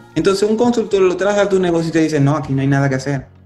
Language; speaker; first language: Spanish; native; Spanish